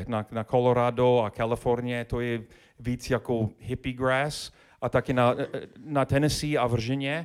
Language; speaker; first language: Czech; non-native, learner; English